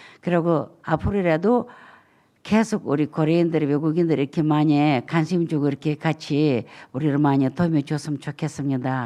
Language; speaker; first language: Korean; non-native, fluent; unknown